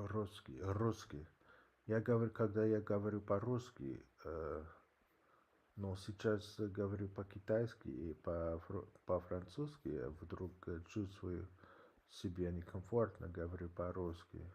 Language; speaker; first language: Russian; non-native, learner; English